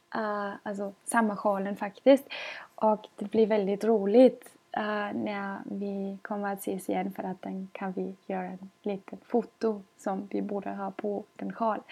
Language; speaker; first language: Swedish; non-native, fluent; German